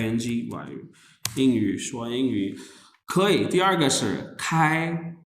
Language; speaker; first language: Chinese; non-native, learner; Urdu